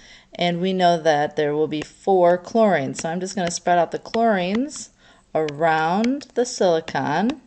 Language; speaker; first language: English; native; English